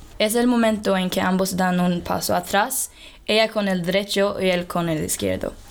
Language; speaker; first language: Spanish; non-native, fluent; Swedish